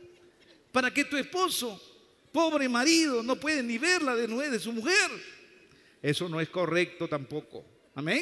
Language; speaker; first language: Spanish; native; Spanish